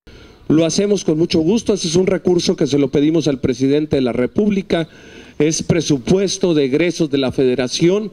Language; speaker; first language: Spanish; native; Spanish